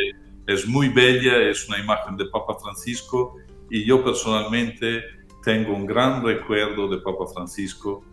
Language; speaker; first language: Spanish; non-native, fluent; Italian